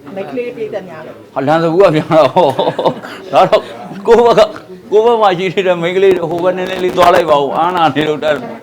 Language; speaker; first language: Burmese; native; Burmese